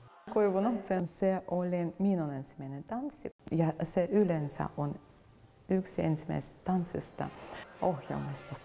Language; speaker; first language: Finnish; non-native, fluent; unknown